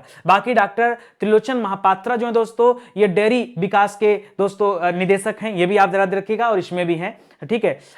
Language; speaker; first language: Hindi; native; Hindi